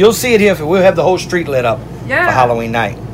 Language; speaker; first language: English; native; English